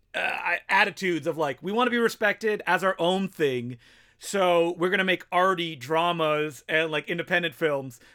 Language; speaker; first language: English; non-native, fluent; French